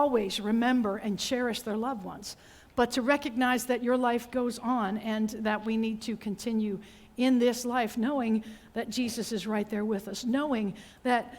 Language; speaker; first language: English; native; English